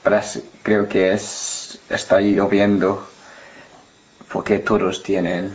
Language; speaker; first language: Spanish; non-native, learner; English